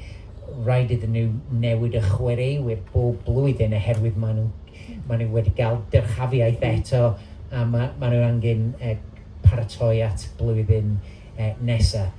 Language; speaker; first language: Welsh; non-native, local second language; English